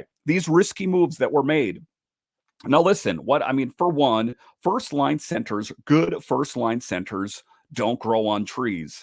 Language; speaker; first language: English; native; English